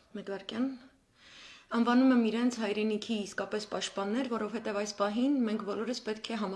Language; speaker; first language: Armenian; native; Armenian